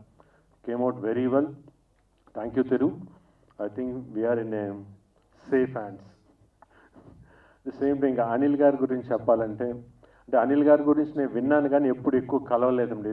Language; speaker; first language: Telugu; native; Telugu